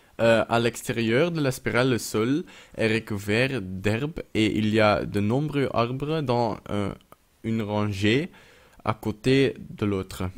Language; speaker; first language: French; non-native, local second language; Dutch